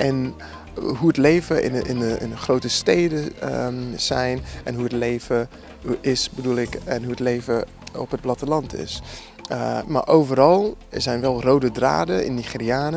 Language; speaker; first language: Dutch; non-native, fluent; English